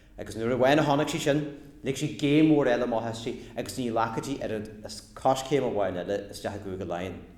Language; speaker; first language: Irish; native; Irish